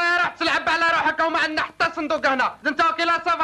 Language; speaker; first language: Arabic; native; Arabic